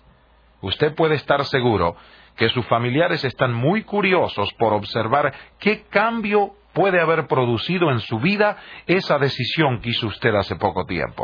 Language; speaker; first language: Spanish; native; Spanish